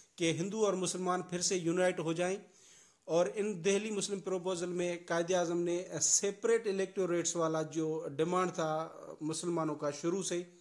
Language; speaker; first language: Urdu; non-native, local second language; Sindhi